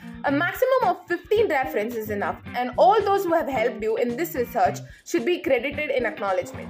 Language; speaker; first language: English; non-native, local second language; Tamil